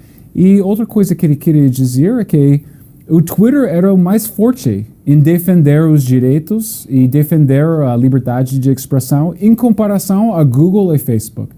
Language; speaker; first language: Portuguese; non-native, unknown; English